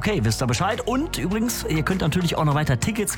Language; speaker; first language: German; native; German